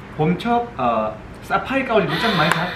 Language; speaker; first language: Thai; non-native, learner; Korean